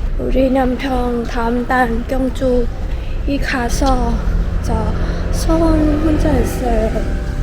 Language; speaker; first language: Korean; non-native, learner; Vietnamese